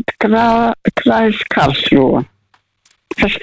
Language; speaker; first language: German; early bilingual, heritage; Russian